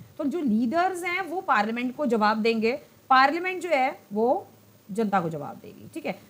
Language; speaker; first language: Hindi; non-native, local second language; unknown